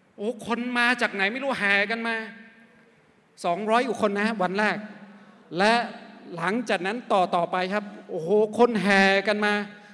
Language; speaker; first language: Thai; non-native, local second language; Akha